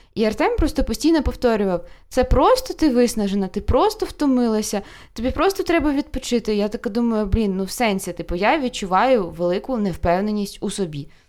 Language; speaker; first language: Ukrainian; non-native, local second language; Russian